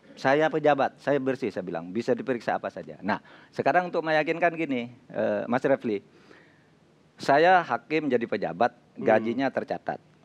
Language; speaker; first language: Indonesian; non-native, local second language; Madurese